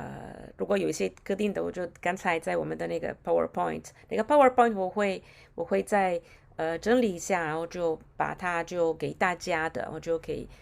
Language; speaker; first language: Chinese; non-native, fluent; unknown